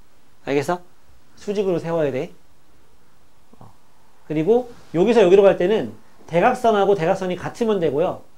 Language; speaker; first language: Korean; native; Korean